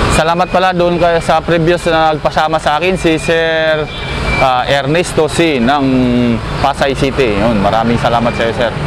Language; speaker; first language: Filipino; non-native, local second language; Cebuano